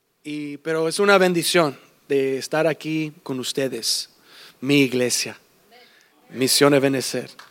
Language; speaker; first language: Spanish; early bilingual, heritage; English